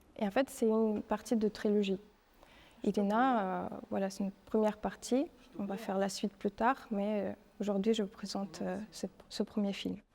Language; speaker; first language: French; non-native, fluent; Russian